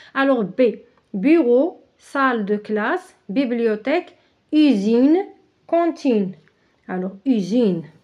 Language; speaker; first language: French; non-native, local second language; Arabic